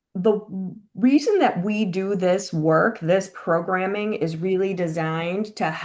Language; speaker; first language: English; native; English